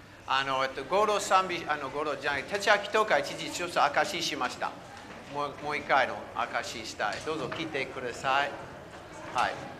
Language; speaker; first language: Japanese; non-native, learner; English